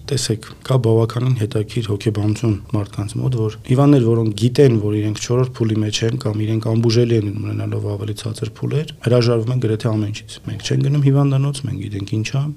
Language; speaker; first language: Armenian; native; Armenian